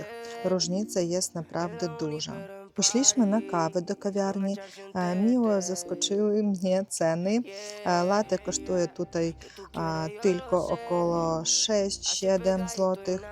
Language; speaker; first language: Polish; non-native, learner; Russian